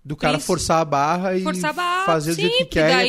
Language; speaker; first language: Portuguese; native; Portuguese